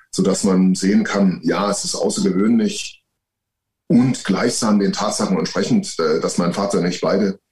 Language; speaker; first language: German; native; German